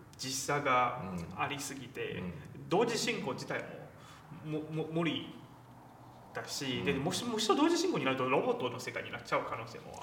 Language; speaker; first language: Japanese; non-native, fluent; Chinese